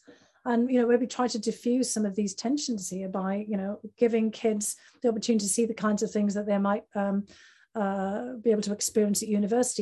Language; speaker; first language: English; native; English